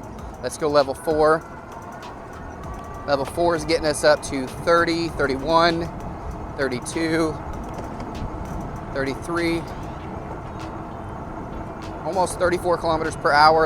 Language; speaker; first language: English; native; English